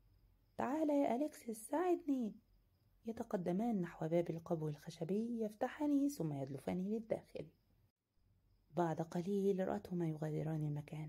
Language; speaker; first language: Arabic; native; Arabic